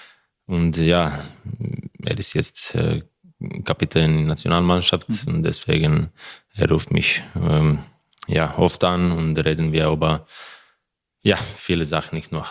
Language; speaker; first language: German; non-native, learner; Croatian